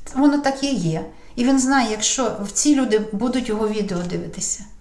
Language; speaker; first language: Ukrainian; non-native, local second language; Russian